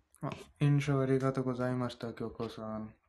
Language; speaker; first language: Japanese; non-native, fluent; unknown